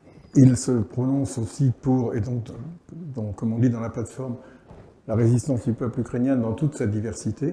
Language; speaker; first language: French; native; French